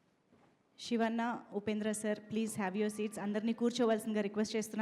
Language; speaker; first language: Telugu; native; Telugu